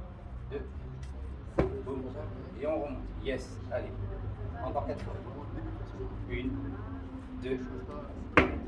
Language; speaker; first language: French; native; French